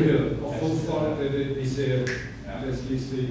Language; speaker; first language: Danish; non-native, fluent; English